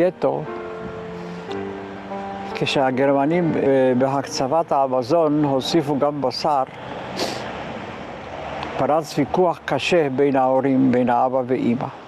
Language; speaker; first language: Hebrew; non-native, fluent; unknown